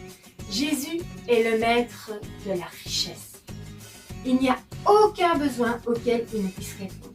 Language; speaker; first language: French; native; French